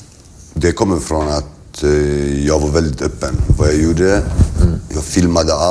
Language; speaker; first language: Swedish; early bilingual, other home language; Kurdish